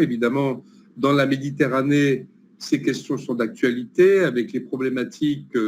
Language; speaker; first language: French; native; French